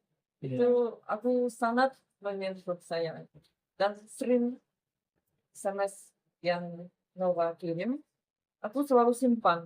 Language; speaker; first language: Indonesian; non-native, learner; Russian